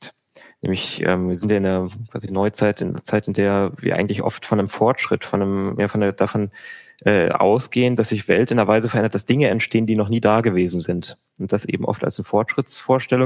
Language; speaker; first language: German; native; German